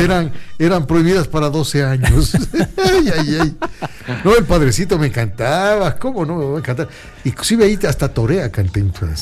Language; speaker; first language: Spanish; native; Spanish